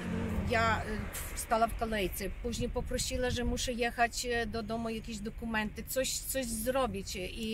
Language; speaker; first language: Polish; non-native, learner; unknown